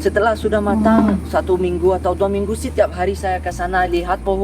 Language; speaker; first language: Indonesian; non-native, learner; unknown